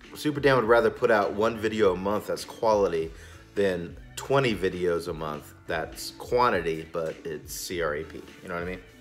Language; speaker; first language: English; native; English